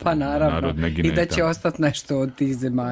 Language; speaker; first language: Croatian; native; Croatian